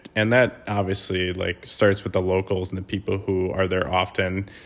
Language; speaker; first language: English; native; English